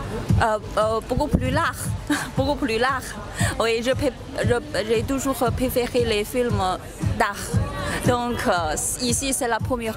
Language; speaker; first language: French; non-native, learner; Chinese